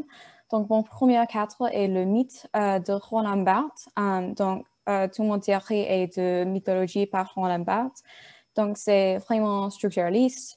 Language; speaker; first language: French; non-native, learner; English